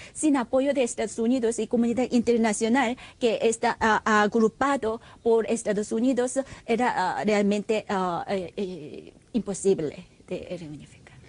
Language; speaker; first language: Spanish; non-native, fluent; Korean